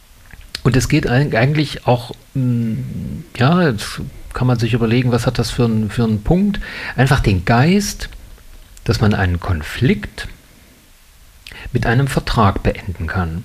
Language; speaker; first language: German; native; German